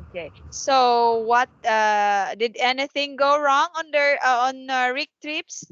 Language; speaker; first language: English; non-native, fluent; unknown